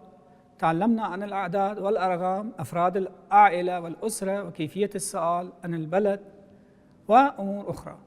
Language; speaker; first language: Arabic; non-native, fluent; Persian